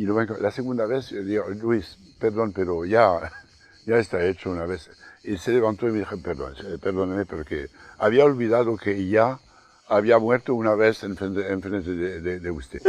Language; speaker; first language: Spanish; non-native, fluent; French